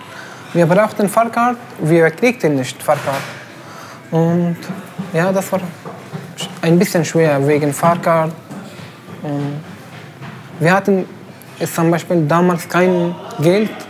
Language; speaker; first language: German; non-native, learner; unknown